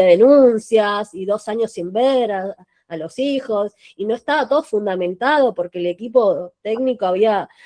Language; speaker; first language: Spanish; native; Spanish